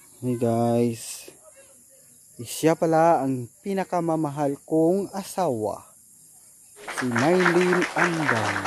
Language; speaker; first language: Filipino; non-native, local second language; Cebuano